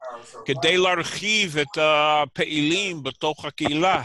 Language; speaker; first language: Hebrew; non-native, fluent; English